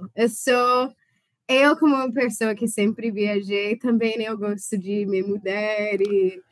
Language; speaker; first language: Portuguese; non-native, fluent; English